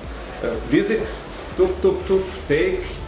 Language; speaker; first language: English; non-native, learner; Serbian